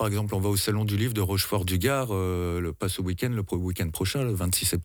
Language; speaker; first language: French; native; French